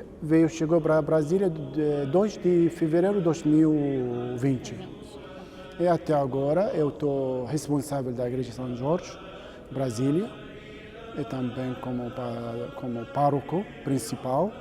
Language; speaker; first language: Portuguese; non-native, learner; Arabic